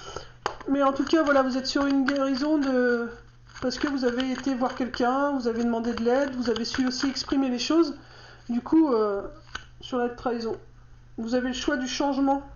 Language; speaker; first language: French; native; French